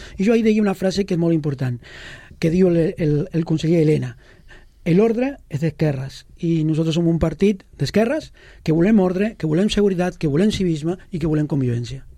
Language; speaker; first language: Catalan; non-native, local second language; Spanish